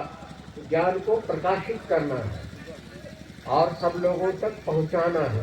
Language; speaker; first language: Hindi; native; Hindi